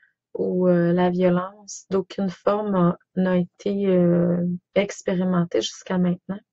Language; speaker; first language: French; native; French